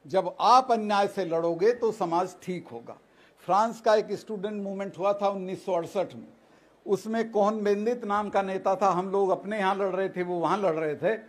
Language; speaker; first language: Hindi; native; Hindi